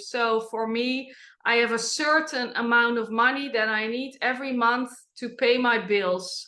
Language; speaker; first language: English; non-native, fluent; Dutch